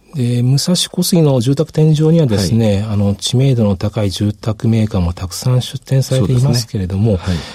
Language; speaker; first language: Japanese; native; Japanese